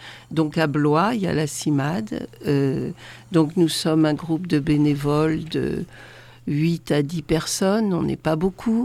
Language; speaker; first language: French; native; French